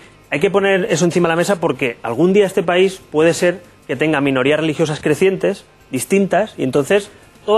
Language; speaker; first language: Spanish; native; Spanish